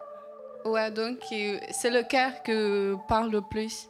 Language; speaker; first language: French; non-native, learner; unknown